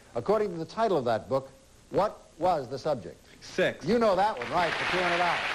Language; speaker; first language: English; native; English